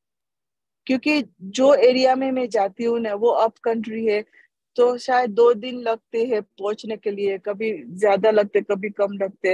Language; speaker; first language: Hindi; early bilingual, heritage; Hindi